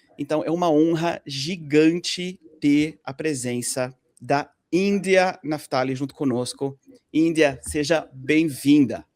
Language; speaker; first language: Portuguese; native; Portuguese